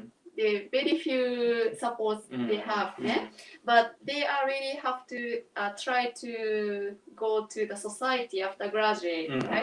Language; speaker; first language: English; non-native, learner; Japanese